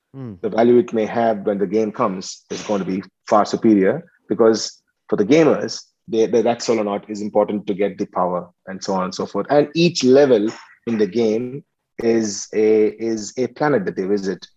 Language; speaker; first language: English; non-native, local second language; Tamil